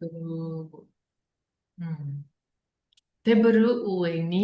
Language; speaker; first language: Japanese; non-native, learner; Indonesian